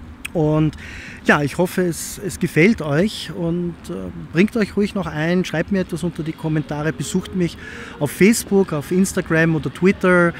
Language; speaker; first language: German; native; German